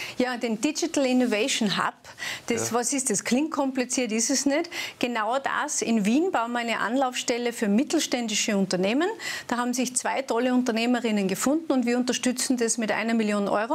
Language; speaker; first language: German; native; German